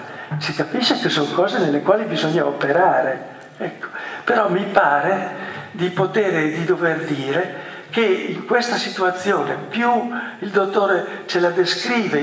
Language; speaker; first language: Italian; native; Italian